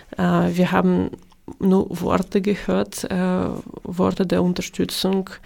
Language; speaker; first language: German; non-native, fluent; Ukrainian